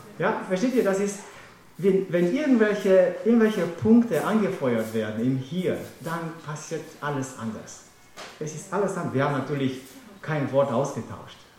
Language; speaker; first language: German; non-native, fluent; Romanian